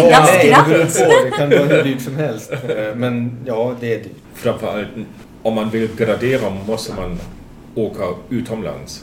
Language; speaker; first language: Swedish; non-native, fluent; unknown